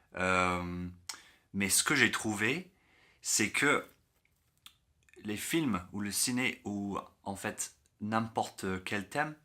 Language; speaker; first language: French; non-native, learner; English